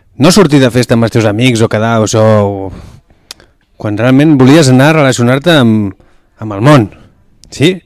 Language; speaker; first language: Catalan; native; Catalan